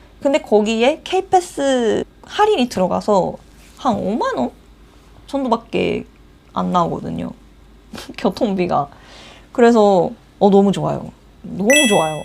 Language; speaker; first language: Korean; non-native, fluent; Japanese